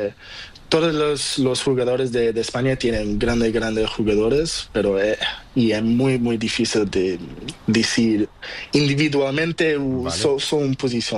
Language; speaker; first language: Spanish; non-native, learner; Portuguese